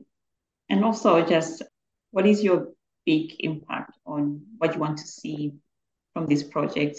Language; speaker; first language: English; non-native, local second language; Bemba